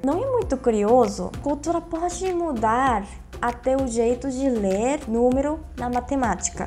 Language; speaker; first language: Portuguese; non-native, fluent; Korean